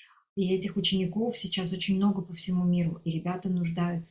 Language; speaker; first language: Russian; native; Russian